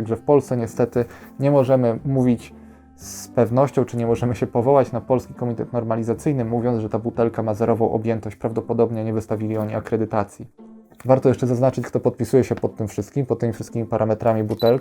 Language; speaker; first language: Polish; native; Polish